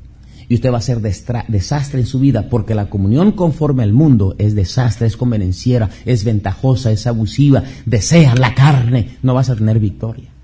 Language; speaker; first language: Spanish; native; Spanish